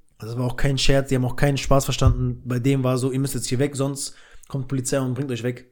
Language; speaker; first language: German; early bilingual, other home language; Albanian